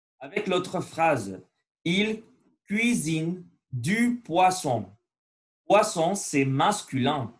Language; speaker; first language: French; non-native, learner; Spanish